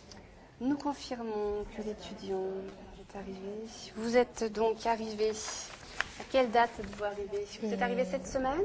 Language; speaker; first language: French; native; French